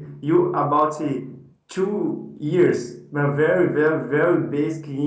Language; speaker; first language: English; non-native, learner; Portuguese